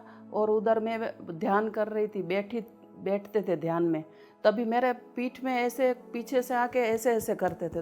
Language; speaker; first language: Hindi; non-native, local second language; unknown